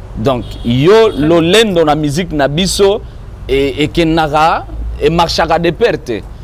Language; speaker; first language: Lingala; non-native, local second language; Swahili